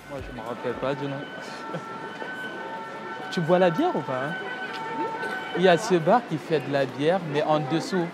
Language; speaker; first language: French; native; French